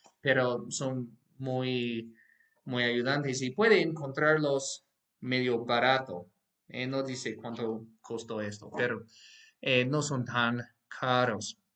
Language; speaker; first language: Spanish; non-native, fluent; English